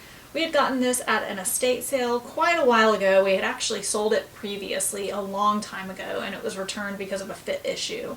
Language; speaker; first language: English; native; English